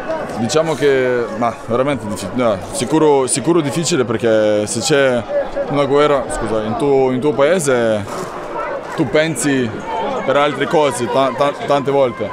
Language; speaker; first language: Italian; non-native, fluent; Ukrainian